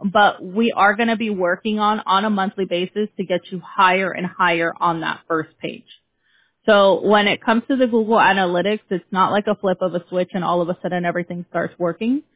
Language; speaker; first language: English; early bilingual, other home language; Spanish